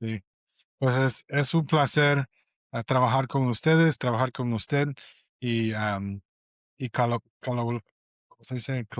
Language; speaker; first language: Spanish; non-native, fluent; English